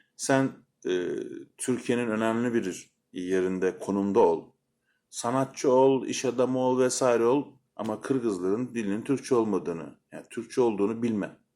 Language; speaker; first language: Turkish; native; Turkish